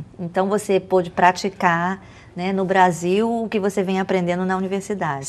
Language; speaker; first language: Portuguese; native; Portuguese